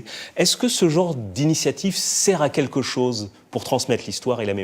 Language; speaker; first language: French; native; French